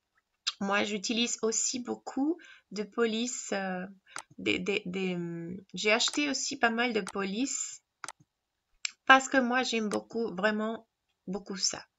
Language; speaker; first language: French; non-native, fluent; Spanish